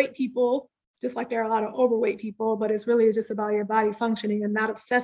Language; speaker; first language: English; native; English